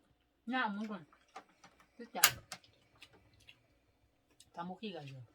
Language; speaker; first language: Korean; non-native, learner; Cebuano